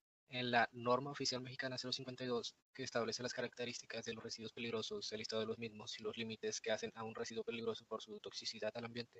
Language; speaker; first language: Spanish; native; Spanish